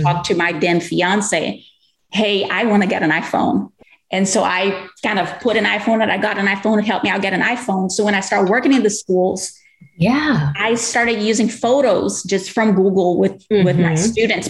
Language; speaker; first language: English; non-native, fluent; Portuguese